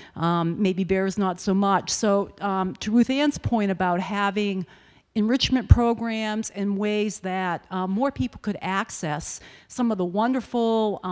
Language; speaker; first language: English; native; English